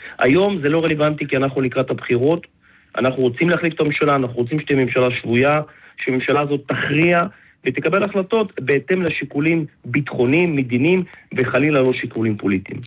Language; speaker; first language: Hebrew; non-native, fluent; Russian